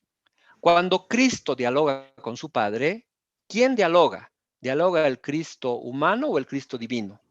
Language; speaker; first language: Spanish; native; Spanish